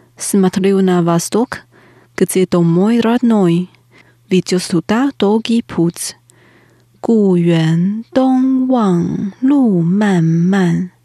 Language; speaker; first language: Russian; non-native, fluent; Chinese